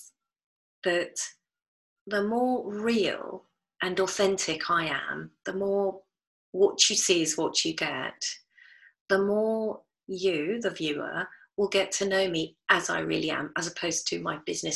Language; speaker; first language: English; native; English